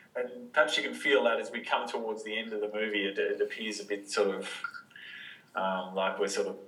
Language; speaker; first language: English; native; English